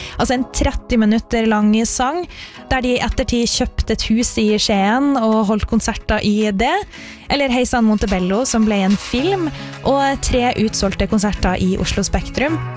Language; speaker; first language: Norwegian; native; Norwegian